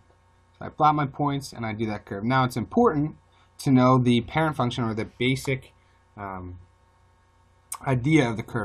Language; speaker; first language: English; native; English